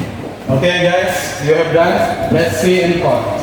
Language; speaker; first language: English; non-native, fluent; Indonesian